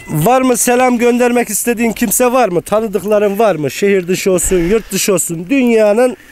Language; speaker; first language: Turkish; native; Turkish